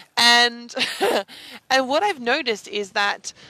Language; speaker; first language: English; native; English